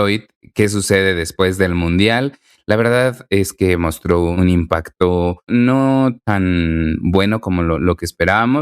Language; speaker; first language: Spanish; native; Spanish